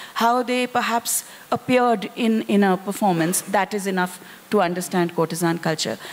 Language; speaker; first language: English; non-native, local second language; Hindi